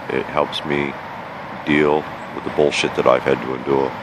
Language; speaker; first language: English; native; English